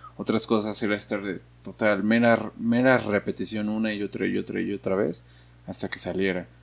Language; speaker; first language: Spanish; native; Spanish